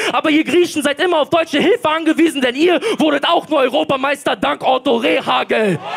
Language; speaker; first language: German; early bilingual, other home language; Polish